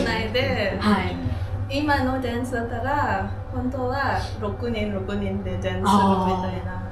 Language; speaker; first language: Japanese; non-native, fluent; Tibetan